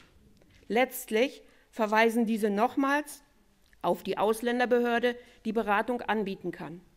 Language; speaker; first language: German; native; German